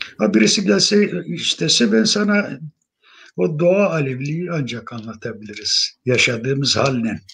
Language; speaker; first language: Turkish; non-native, local second language; Zaza